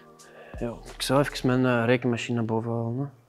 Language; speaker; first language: Dutch; native; Dutch